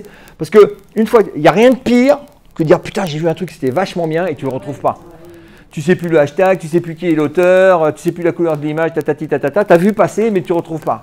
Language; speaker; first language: French; native; French